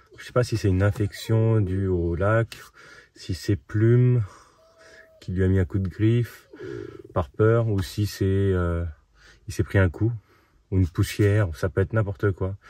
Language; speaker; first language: French; native; French